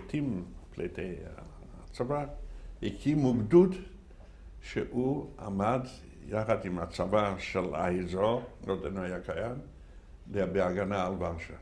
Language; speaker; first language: Hebrew; non-native, fluent; Yiddish